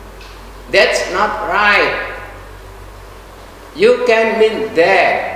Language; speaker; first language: English; non-native, fluent; Indonesian